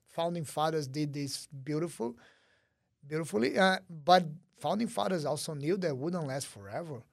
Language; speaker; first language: English; early bilingual, other home language; Portuguese